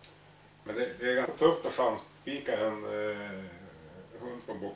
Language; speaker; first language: Swedish; native; Swedish